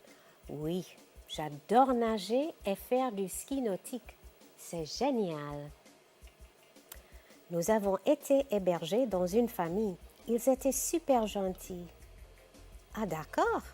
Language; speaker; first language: French; non-native, fluent; English